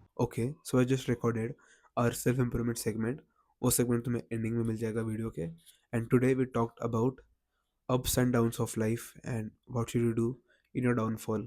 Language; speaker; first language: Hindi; non-native, local second language; Marathi